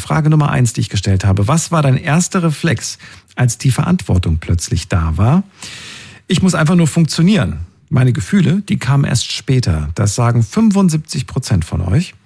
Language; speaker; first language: German; native; German